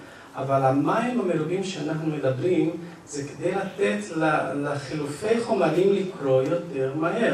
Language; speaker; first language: Hebrew; non-native, fluent; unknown